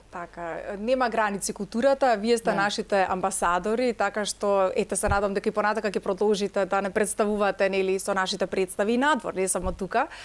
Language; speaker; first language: Macedonian; native; Macedonian